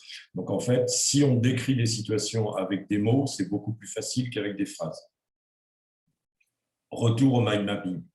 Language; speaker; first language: French; native; French